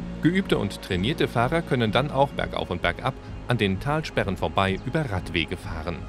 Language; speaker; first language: German; native; German